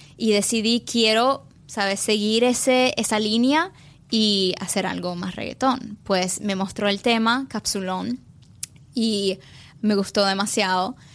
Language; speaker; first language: Spanish; early bilingual, heritage; English